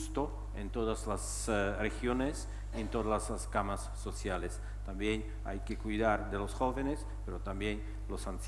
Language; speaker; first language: Spanish; non-native, fluent; Czech